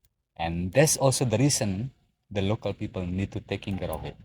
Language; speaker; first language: English; non-native, learner; Indonesian